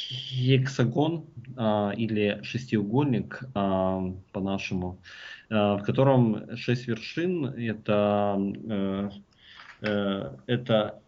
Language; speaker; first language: Russian; native; Russian